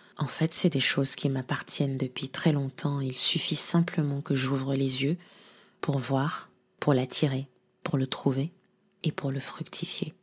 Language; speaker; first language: French; non-native, local second language; Lingala